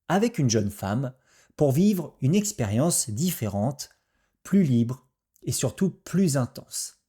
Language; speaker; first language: French; native; French